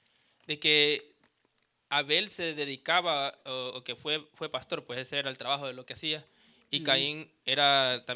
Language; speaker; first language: Spanish; native; Spanish